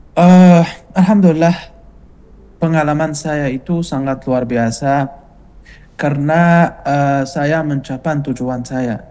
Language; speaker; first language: Indonesian; non-native, fluent; Arabic